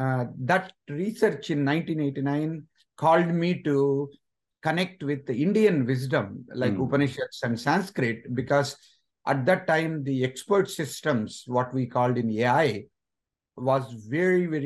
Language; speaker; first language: English; non-native, local second language; Telugu